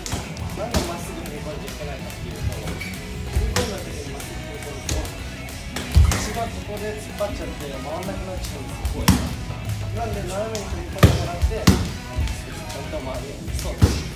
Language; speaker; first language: Japanese; native; Japanese